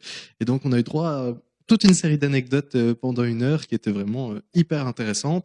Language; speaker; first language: French; native; French